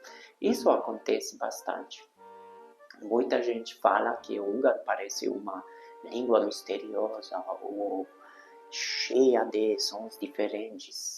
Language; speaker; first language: Portuguese; non-native, fluent; Hungarian